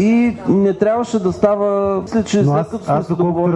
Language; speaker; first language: Bulgarian; native; Bulgarian